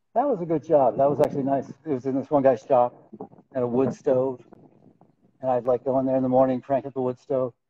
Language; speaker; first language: English; native; English